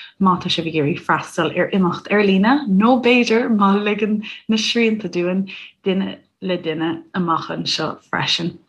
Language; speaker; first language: Irish; native; Irish